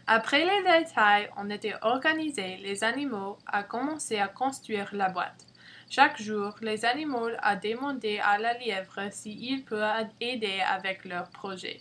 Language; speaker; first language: French; non-native, learner; English